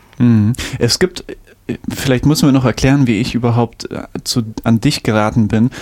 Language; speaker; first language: German; native; German